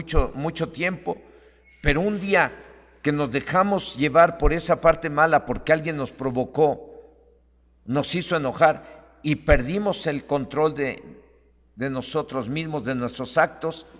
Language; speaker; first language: Spanish; native; Spanish